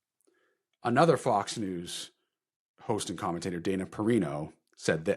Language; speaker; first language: English; native; English